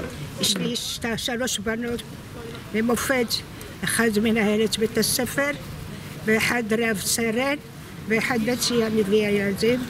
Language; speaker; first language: Hebrew; non-native, fluent; Arabic